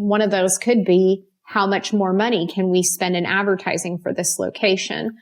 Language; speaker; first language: English; native; English